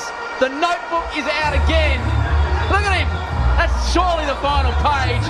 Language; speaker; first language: English; native; English